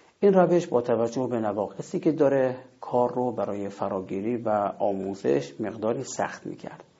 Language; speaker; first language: Persian; native; Persian